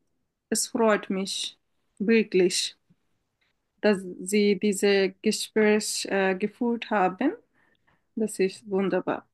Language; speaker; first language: German; non-native, fluent; Bangla